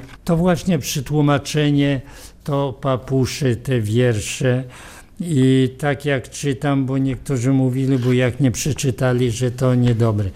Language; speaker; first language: Polish; non-native, local second language; Romany